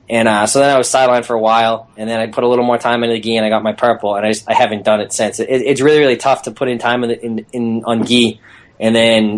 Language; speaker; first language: English; native; English